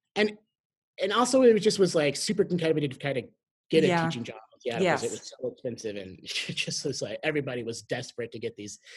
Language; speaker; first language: English; native; English